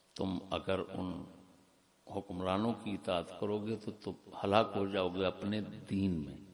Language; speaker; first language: Urdu; non-native, local second language; Punjabi